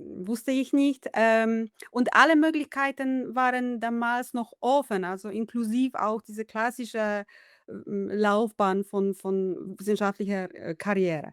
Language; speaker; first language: German; non-native, fluent; Polish